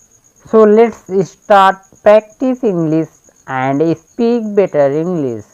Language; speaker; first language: English; non-native, learner; Hindi